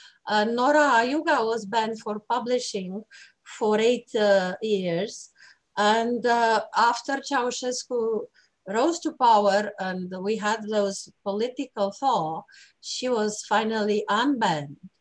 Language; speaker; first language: English; non-native, fluent; Romanian